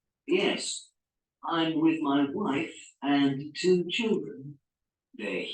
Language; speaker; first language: English; non-native, learner; Spanish